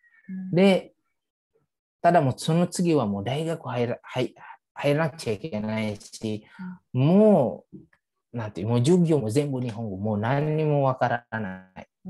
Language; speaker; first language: Japanese; non-native, fluent; Indonesian